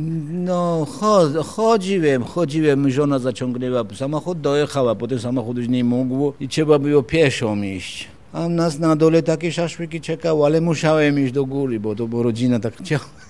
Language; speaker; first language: Polish; non-native, fluent; Georgian